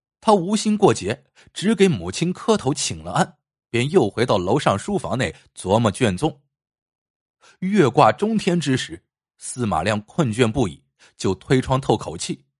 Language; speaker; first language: Chinese; native; Chinese